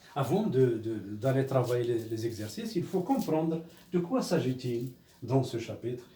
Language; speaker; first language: French; non-native, local second language; Arabic